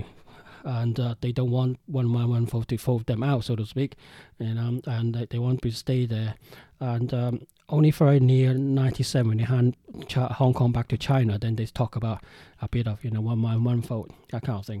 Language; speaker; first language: English; non-native, local second language; Cantonese